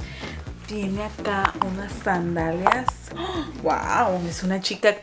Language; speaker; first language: Spanish; native; Spanish